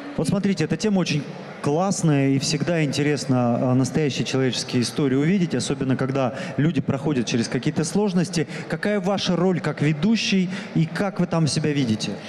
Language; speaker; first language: Russian; native; Russian